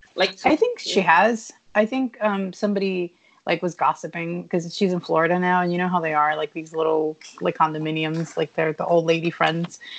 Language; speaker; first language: English; early bilingual, other home language; Spanish